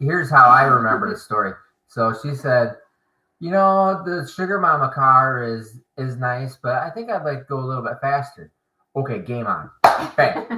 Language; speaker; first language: English; native; English